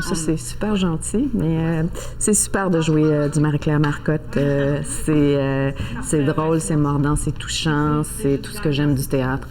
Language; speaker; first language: French; native; French